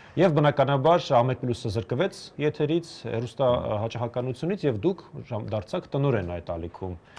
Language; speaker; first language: Armenian; native; Armenian